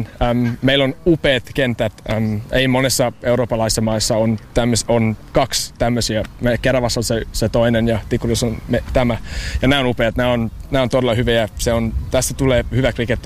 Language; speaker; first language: Finnish; non-native, fluent; English